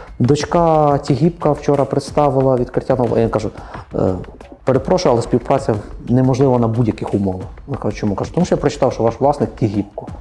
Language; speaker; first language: Ukrainian; native; Ukrainian